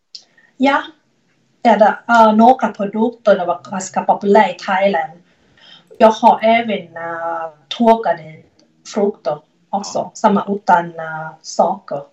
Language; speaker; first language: Swedish; non-native, learner; Thai